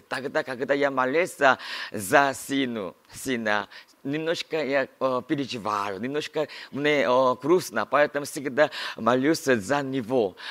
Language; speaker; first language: Russian; non-native, learner; Korean